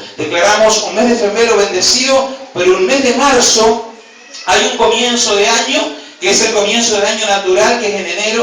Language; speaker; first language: Spanish; native; Spanish